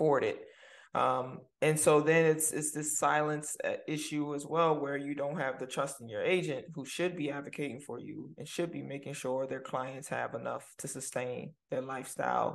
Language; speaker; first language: English; native; English